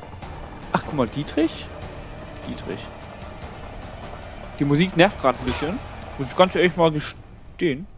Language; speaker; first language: German; native; German